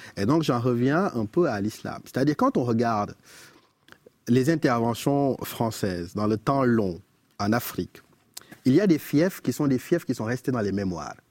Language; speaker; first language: French; non-native, local second language; Wolof